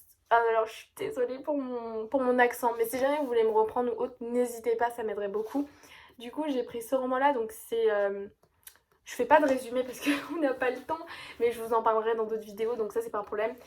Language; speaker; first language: French; native; French